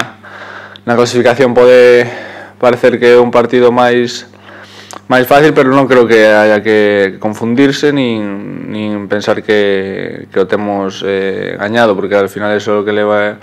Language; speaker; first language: Galician; native; Galician